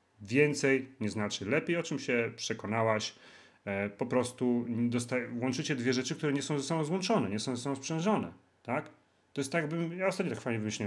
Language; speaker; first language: Polish; native; Polish